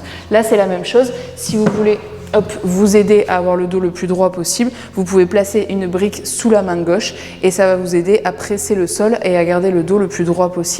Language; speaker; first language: French; native; French